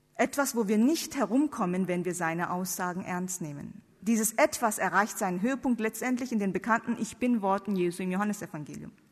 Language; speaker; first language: German; non-native, fluent; Korean